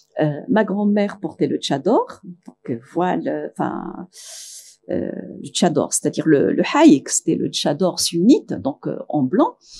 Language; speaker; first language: French; non-native, local second language; Arabic